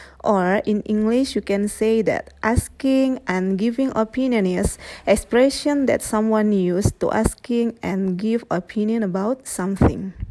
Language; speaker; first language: English; non-native, fluent; Indonesian